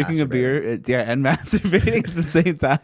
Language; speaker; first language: English; native; English